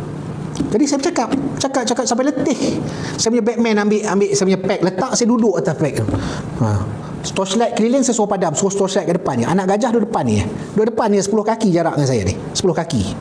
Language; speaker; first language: Malay; native; Malay